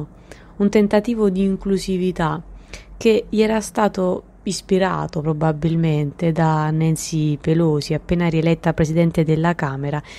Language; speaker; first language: Italian; native; Italian